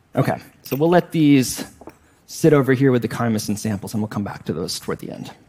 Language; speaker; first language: English; native; English